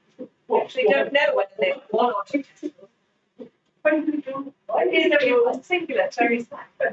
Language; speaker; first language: English; native; English